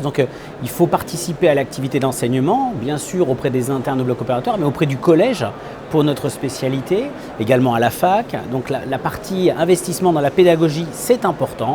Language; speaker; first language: French; native; French